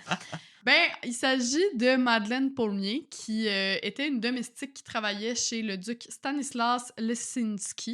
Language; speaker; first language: French; native; French